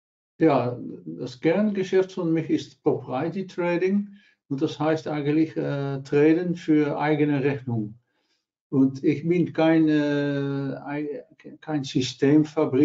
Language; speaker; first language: German; non-native, learner; Dutch